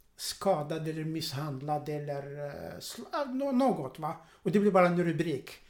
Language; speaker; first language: Swedish; non-native, fluent; Arabic